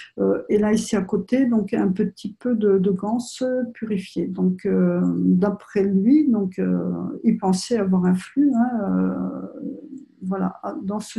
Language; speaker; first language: French; native; French